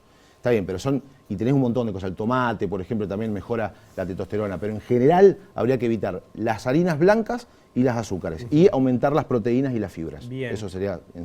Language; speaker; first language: Spanish; native; Spanish